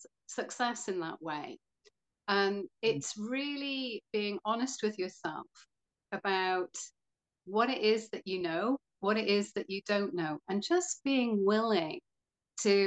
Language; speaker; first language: English; native; English